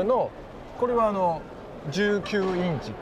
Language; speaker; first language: Japanese; native; Japanese